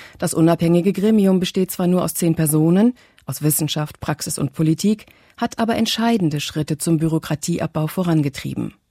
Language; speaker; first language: German; native; German